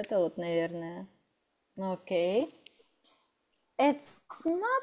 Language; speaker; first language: Russian; native; Russian